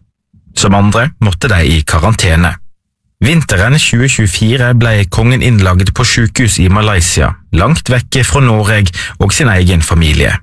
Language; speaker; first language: Norwegian; native; Norwegian